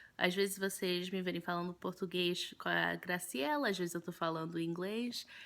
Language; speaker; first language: Portuguese; early bilingual, heritage; Portuguese